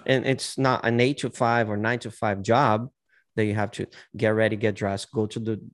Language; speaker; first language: English; non-native, fluent; Portuguese